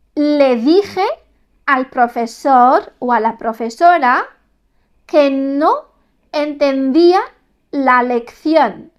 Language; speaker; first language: Spanish; non-native, fluent; Arabic